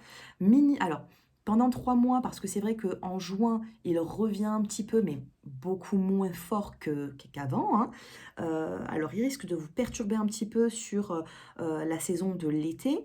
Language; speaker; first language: French; native; French